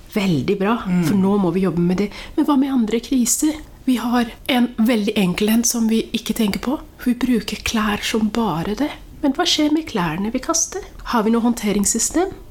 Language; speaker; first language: Norwegian; early bilingual, other home language; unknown